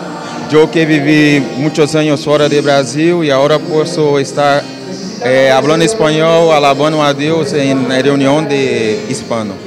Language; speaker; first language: Spanish; non-native, fluent; Portuguese